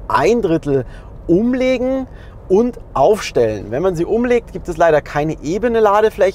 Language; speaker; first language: German; native; German